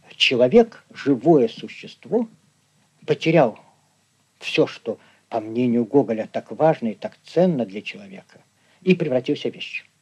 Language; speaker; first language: Russian; native; Russian